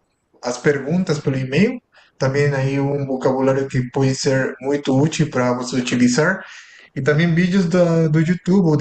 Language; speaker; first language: Portuguese; non-native, fluent; Spanish